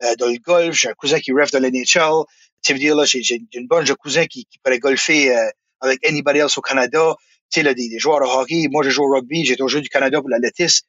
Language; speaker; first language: French; native; French